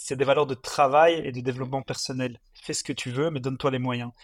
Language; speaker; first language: French; native; French